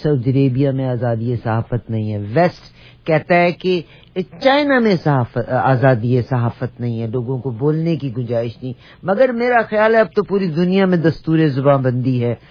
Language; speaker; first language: Urdu; native; Urdu